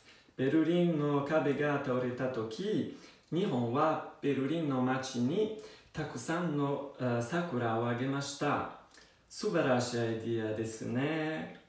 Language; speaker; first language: Japanese; non-native, learner; Italian